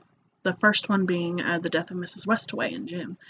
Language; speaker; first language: English; native; English